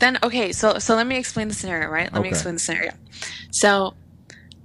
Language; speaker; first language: English; native; English